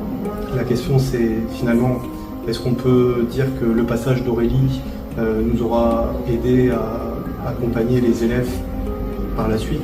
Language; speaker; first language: French; native; French